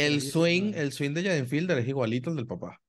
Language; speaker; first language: Spanish; native; Spanish